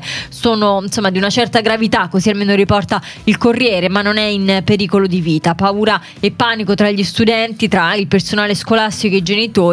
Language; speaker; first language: Italian; native; Italian